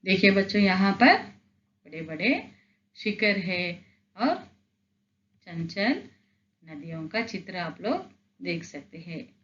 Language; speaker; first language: Hindi; non-native, local second language; Telugu